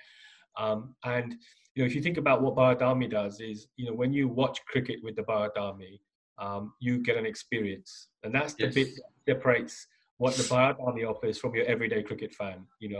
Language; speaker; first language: English; native; English